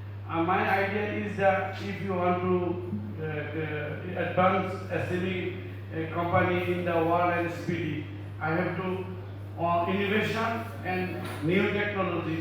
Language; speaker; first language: English; non-native, learner; Bangla